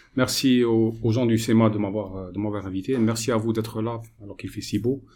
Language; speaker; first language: French; non-native, local second language; Arabic